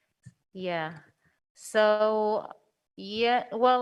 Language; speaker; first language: English; non-native, fluent; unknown